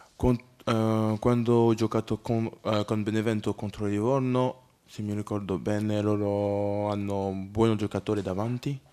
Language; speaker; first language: Italian; non-native, learner; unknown